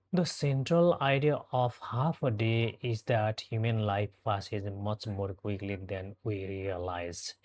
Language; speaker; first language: English; non-native, local second language; Nepali